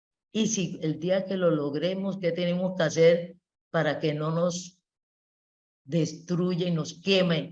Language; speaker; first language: Spanish; native; Spanish